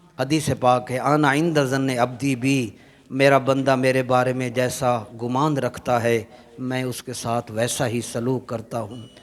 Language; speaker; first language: Urdu; non-native, local second language; Punjabi